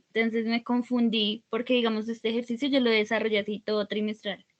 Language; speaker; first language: Spanish; native; Spanish